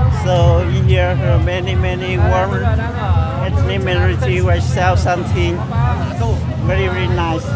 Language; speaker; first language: English; non-native, learner; Hmong